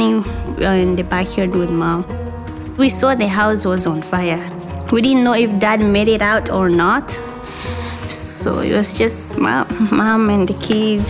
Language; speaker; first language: English; non-native, local second language; Rundi